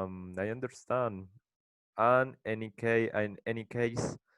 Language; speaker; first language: English; non-native, learner; Spanish